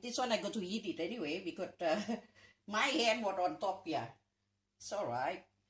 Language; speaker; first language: English; non-native, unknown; Northeastern Thai